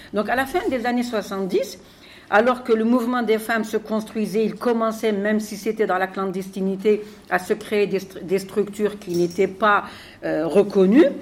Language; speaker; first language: French; non-native, local second language; Arabic